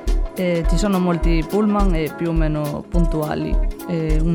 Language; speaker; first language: Italian; non-native, learner; Spanish